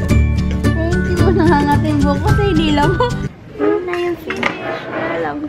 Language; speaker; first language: Filipino; native; Filipino